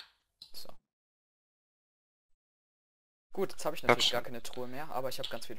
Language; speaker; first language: German; native; German